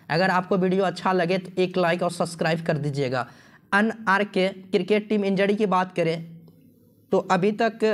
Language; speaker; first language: Hindi; native; Hindi